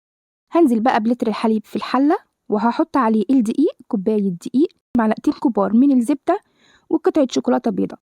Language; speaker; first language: Arabic; native; Arabic